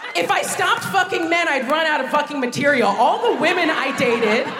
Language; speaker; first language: English; native; English